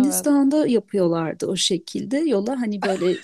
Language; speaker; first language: Turkish; native; Turkish